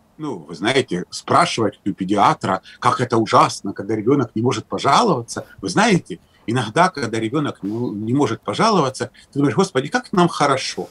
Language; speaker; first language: Russian; native; Russian